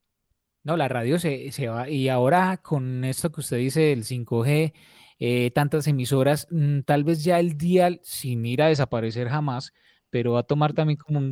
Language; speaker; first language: Spanish; native; Spanish